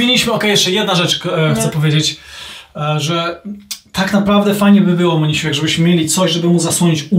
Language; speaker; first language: Polish; native; Polish